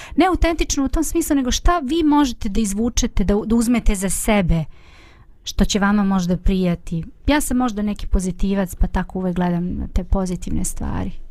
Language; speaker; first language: Bosnian; native; Bosnian